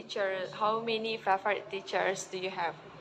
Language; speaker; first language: English; non-native, learner; Indonesian